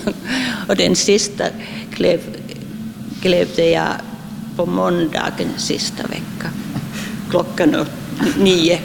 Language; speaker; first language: Swedish; non-native, local second language; Finnish